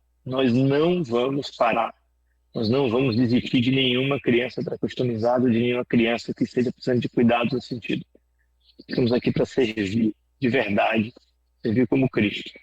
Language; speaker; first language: Portuguese; native; Portuguese